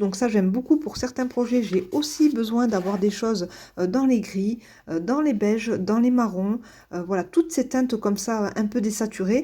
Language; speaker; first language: French; native; French